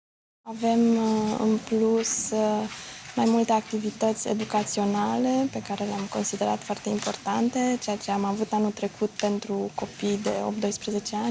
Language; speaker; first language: Romanian; native; Romanian